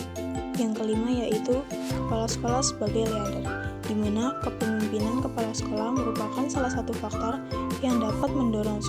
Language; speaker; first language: Indonesian; native; Indonesian